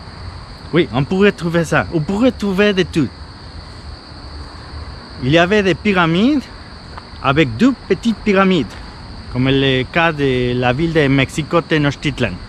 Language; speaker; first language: French; non-native, fluent; Spanish